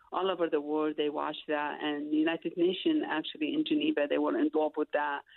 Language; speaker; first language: English; non-native, fluent; Arabic